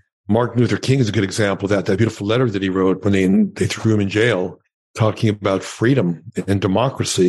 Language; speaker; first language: English; early bilingual, other home language; Yiddish